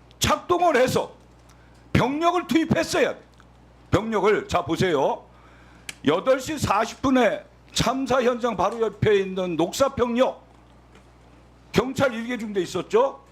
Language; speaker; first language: Korean; native; Korean